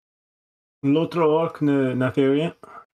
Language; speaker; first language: French; non-native, fluent; English